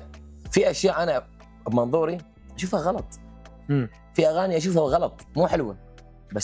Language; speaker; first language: Arabic; native; Arabic